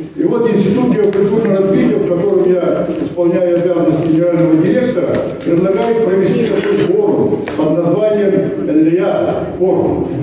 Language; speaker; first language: Russian; non-native, local second language; Yakut